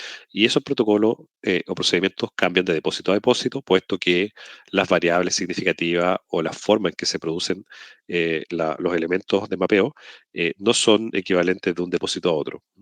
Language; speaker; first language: Spanish; native; Spanish